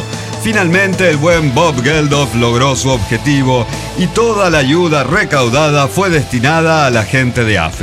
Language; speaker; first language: Spanish; native; Spanish